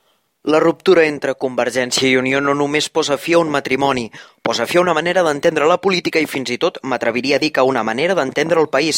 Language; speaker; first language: Catalan; native; Catalan